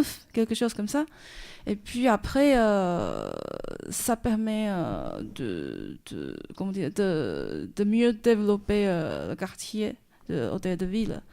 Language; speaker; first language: French; non-native, fluent; Chinese